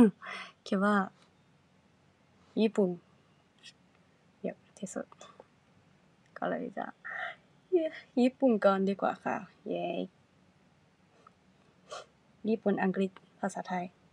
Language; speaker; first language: Thai; non-native, learner; Japanese